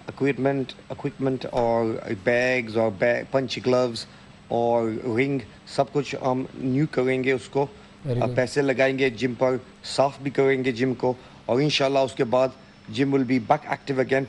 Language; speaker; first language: Hindi; early bilingual, heritage; Hindi